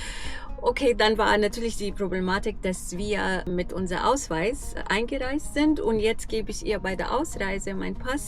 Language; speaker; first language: German; non-native, fluent; Arabic